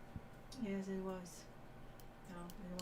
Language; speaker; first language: English; native; English